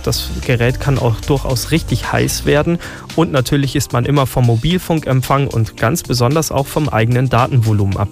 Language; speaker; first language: German; native; German